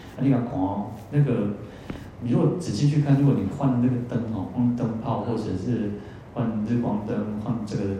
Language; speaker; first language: Chinese; native; Chinese